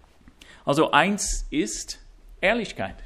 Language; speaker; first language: German; non-native, fluent; English